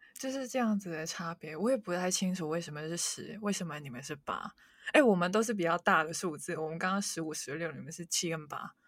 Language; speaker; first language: Chinese; non-native, local second language; Cantonese